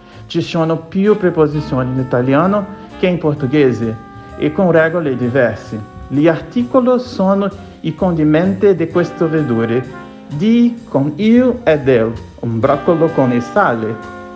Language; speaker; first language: Italian; non-native, learner; Portuguese